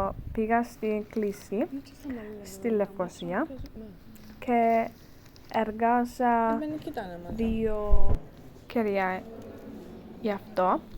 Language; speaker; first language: Greek; non-native, learner; Turkish